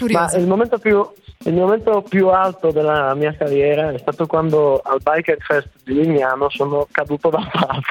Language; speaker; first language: Italian; native; Italian